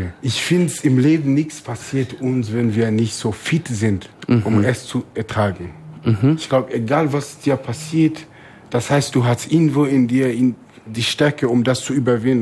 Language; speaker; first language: German; non-native, fluent; Swahili